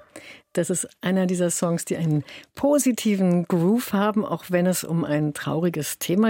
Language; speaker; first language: German; native; German